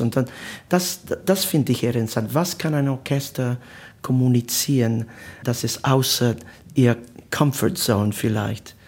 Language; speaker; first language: German; non-native, learner; Italian